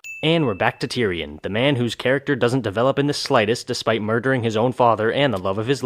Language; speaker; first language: English; native; English